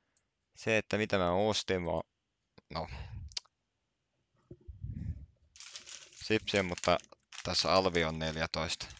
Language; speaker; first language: Finnish; native; Finnish